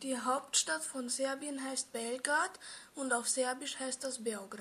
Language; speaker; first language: German; early bilingual, other home language; Serbian